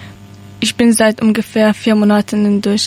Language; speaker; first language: German; non-native, learner; Persian